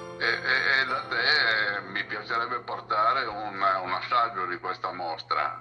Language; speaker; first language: Italian; native; Italian